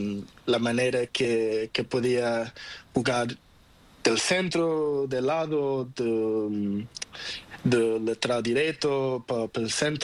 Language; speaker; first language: Spanish; non-native, learner; Portuguese